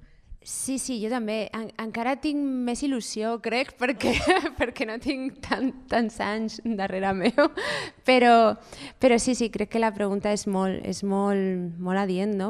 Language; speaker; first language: Catalan; non-native, fluent; Spanish